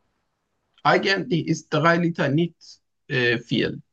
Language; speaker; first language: German; non-native, learner; Turkish